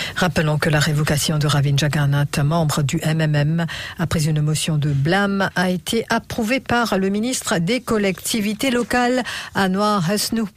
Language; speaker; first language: French; non-native, local second language; Morisyen